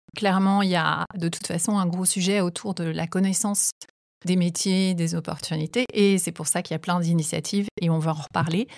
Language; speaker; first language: French; native; French